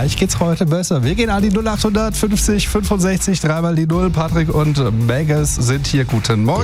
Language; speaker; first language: German; native; German